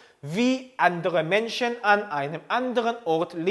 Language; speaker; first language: German; non-native, fluent; Korean